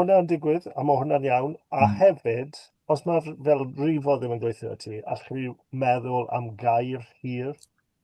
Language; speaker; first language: Welsh; native; Welsh